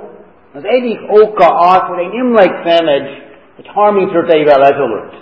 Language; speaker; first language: Hungarian; non-native, fluent; English